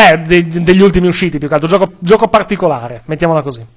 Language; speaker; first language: Italian; native; Italian